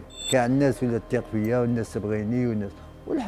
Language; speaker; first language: Arabic; native; Arabic